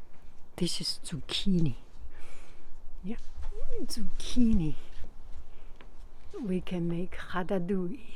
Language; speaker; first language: English; non-native, fluent; Chinese